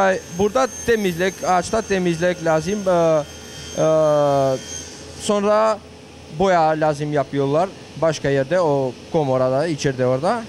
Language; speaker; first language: Turkish; non-native, local second language; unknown